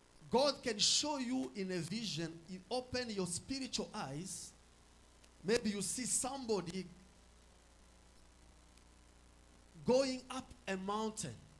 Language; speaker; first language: English; non-native, fluent; Swahili